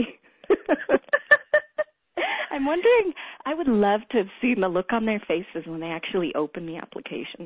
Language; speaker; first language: English; early bilingual, other home language; Hebrew